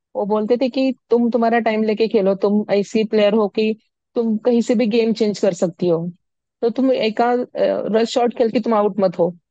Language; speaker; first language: Hindi; non-native, local second language; Marathi